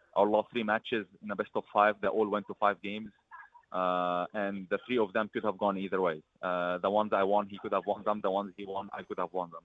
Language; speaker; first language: English; early bilingual, other home language; Arabic